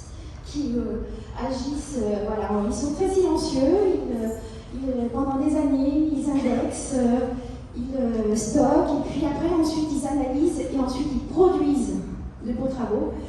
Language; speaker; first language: French; native; French